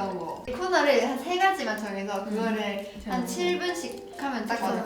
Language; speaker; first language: Korean; native; Korean